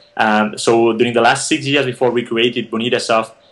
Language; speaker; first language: English; non-native, fluent; Spanish